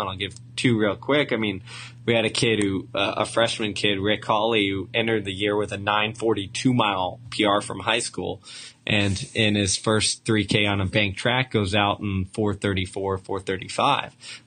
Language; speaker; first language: English; native; English